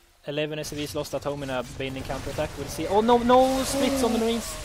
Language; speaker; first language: English; non-native, fluent; Swedish